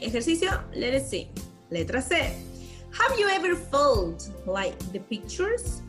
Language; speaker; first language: English; non-native, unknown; Spanish